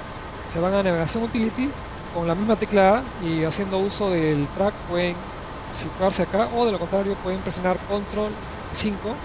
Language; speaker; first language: Spanish; native; Spanish